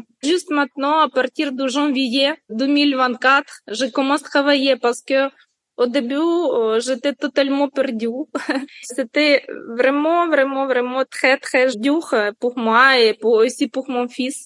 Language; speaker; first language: French; non-native, learner; Ukrainian